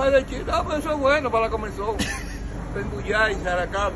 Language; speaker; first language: Spanish; native; Spanish